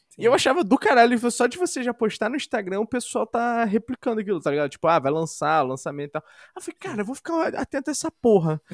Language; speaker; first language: Portuguese; native; Portuguese